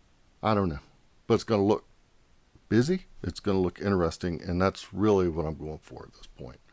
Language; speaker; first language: English; native; English